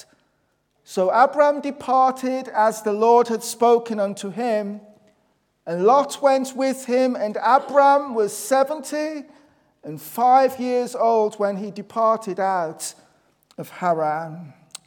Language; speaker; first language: English; native; English